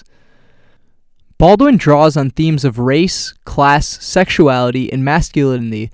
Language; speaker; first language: English; native; English